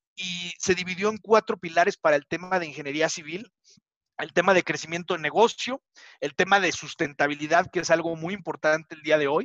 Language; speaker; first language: Spanish; native; Spanish